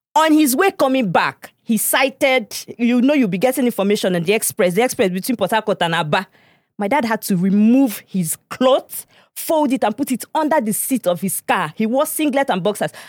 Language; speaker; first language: English; non-native, local second language; Igbo